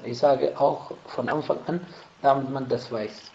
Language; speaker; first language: German; non-native, fluent; Arabic